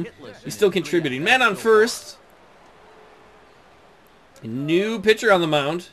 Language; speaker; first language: English; native; English